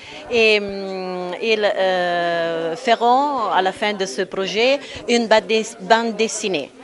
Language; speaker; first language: French; non-native, fluent; Italian